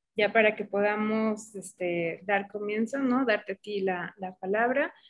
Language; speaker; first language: Spanish; native; Spanish